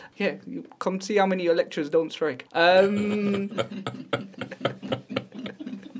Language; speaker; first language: English; native; English